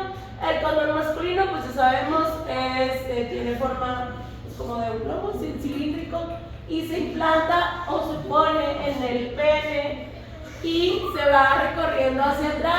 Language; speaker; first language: Spanish; native; Spanish